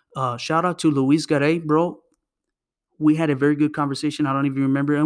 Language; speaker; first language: English; early bilingual, other home language; Spanish